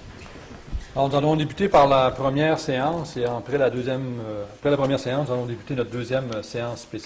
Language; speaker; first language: French; native; French